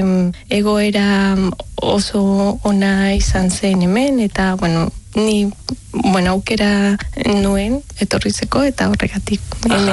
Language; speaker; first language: Basque; non-native, learner; Spanish